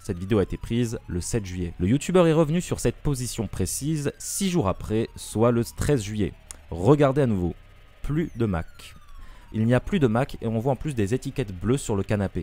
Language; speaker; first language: French; native; French